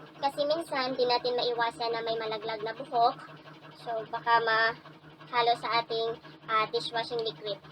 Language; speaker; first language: Filipino; non-native, local second language; Cebuano